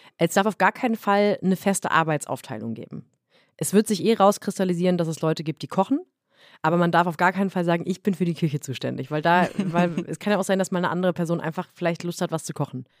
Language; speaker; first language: German; native; German